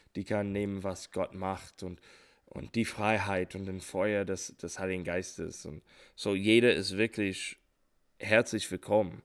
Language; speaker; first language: German; non-native, fluent; English